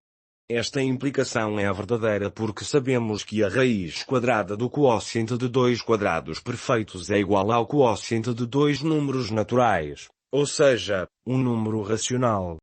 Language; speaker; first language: Portuguese; native; Portuguese